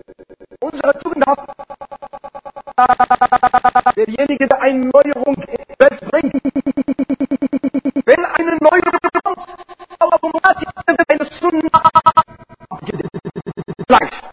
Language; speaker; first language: German; non-native, learner; Arabic